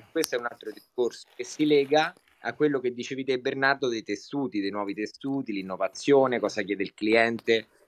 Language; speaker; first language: Italian; native; Italian